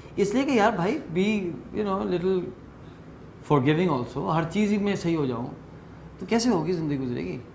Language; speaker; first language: Urdu; native; Urdu